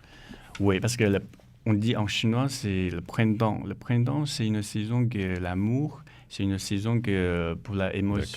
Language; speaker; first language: French; non-native, learner; Chinese